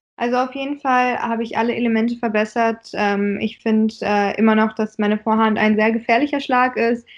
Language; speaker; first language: German; early bilingual, other home language; Russian